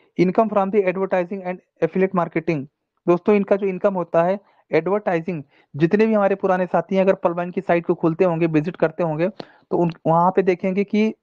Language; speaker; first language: Hindi; non-native, local second language; Telugu